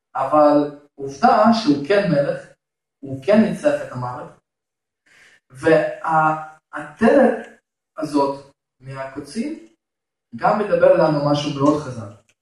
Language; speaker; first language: Hebrew; non-native, fluent; Russian